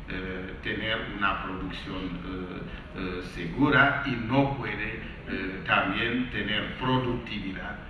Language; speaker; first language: Spanish; non-native, fluent; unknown